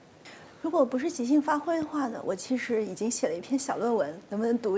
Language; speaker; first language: Chinese; native; Chinese